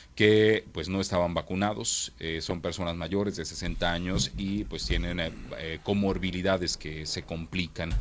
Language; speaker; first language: Spanish; native; Spanish